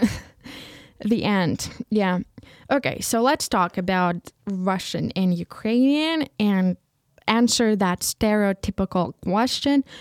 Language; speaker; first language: English; non-native, fluent; Ukrainian